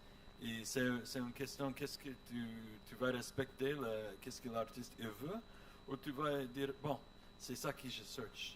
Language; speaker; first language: French; non-native, learner; English